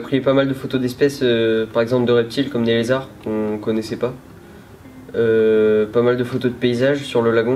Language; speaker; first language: French; native; French